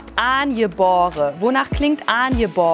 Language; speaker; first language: German; native; German